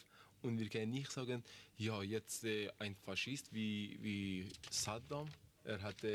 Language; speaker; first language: German; non-native, learner; Persian